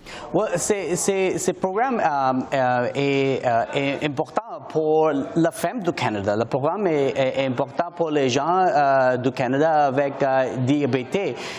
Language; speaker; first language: French; non-native, learner; English